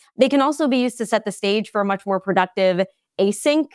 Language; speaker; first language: English; native; English